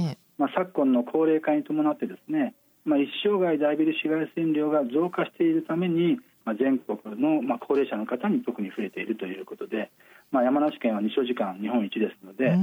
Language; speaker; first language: Japanese; native; Japanese